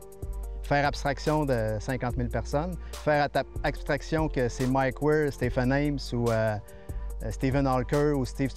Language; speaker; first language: French; native; French